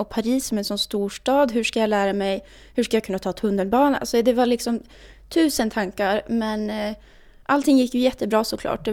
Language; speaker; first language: Swedish; native; Swedish